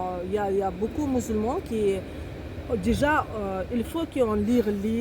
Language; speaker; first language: French; non-native, learner; Russian